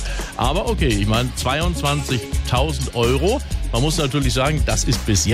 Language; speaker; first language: German; native; German